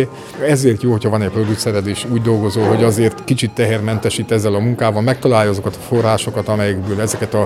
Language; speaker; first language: Hungarian; native; Hungarian